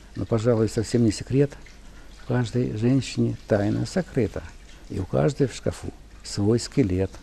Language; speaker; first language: Russian; non-native, local second language; Ukrainian